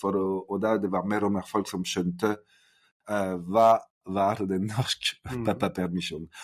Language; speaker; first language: Norwegian; non-native, fluent; French